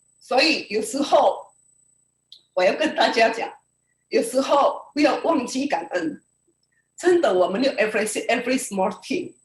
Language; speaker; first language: Chinese; early bilingual, heritage; Indonesian